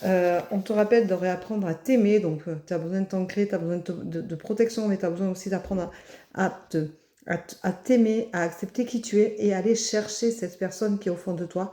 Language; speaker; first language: French; native; French